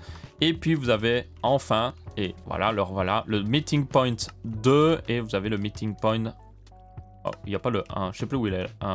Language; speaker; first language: French; native; French